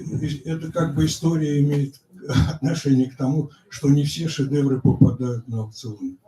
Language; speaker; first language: Russian; native; Russian